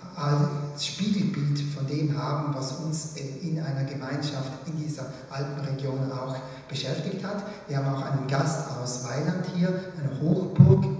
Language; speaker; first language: German; native; German